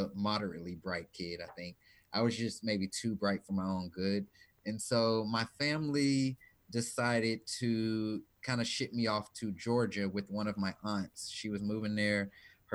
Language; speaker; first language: English; native; English